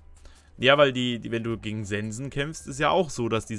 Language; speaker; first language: German; native; German